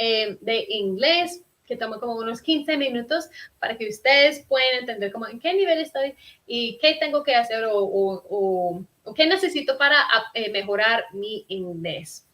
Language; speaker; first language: Spanish; non-native, fluent; English